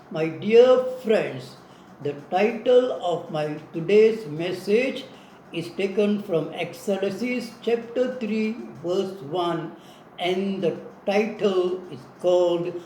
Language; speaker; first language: English; non-native, local second language; Tamil